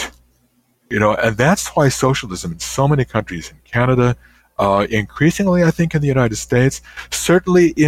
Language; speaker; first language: English; native; English